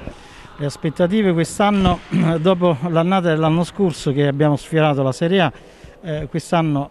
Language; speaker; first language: Italian; native; Italian